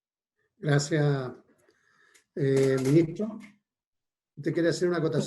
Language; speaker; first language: Spanish; native; Spanish